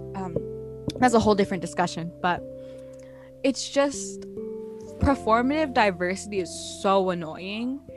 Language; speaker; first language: English; early bilingual, other home language; Filipino